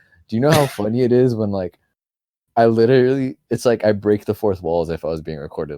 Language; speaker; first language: English; native; English